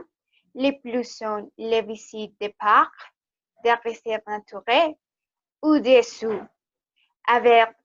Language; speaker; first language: French; non-native, learner; Spanish